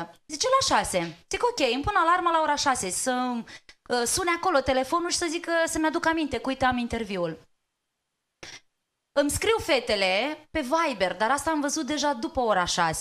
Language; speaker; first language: Romanian; native; Romanian